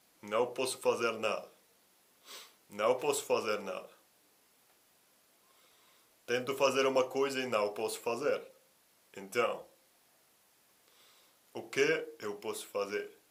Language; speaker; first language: Portuguese; non-native, fluent; Russian